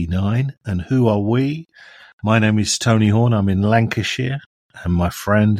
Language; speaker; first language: English; native; English